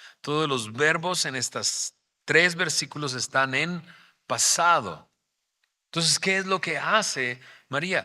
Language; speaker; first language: Spanish; native; Spanish